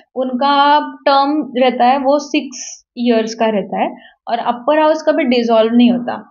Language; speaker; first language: Hindi; non-native, local second language; Marathi